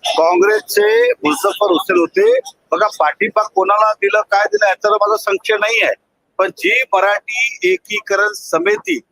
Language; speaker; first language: Marathi; non-native, local second language; Hindi